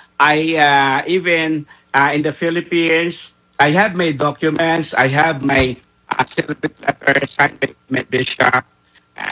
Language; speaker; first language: English; non-native, local second language; Filipino